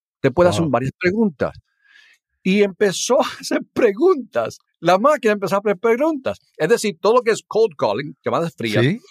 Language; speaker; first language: Spanish; early bilingual, heritage; Spanish